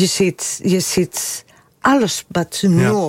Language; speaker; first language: Dutch; non-native, fluent; Spanish